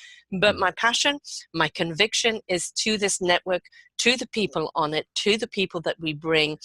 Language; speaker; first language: English; native; English